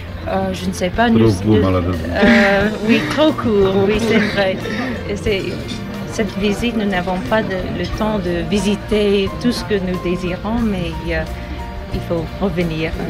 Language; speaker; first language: French; non-native, fluent; English